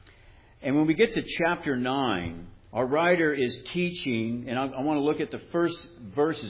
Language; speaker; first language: English; native; English